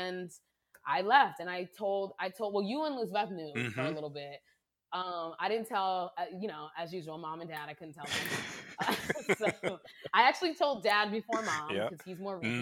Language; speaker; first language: English; native; English